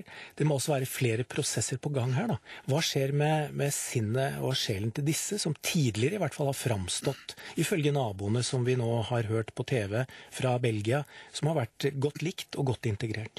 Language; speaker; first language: Norwegian; native; Norwegian